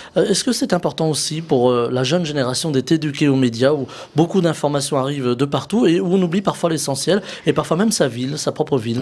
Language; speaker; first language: French; native; French